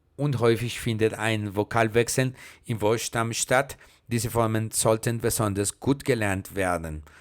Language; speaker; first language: German; non-native, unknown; Spanish